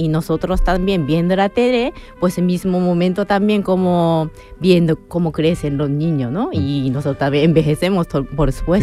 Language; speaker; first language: Spanish; non-native, fluent; Japanese